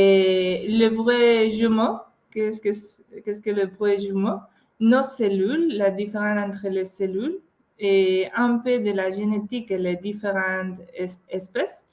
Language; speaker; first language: French; non-native, fluent; Spanish